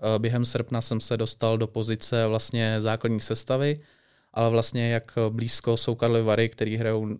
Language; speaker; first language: Czech; native; Czech